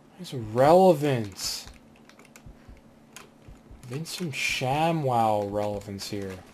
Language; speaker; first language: English; native; English